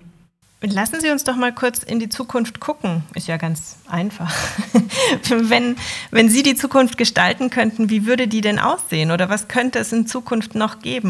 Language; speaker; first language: German; native; German